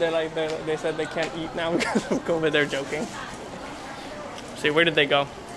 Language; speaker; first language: English; native; English